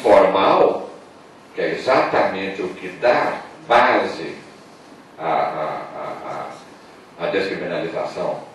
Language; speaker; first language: Portuguese; native; Portuguese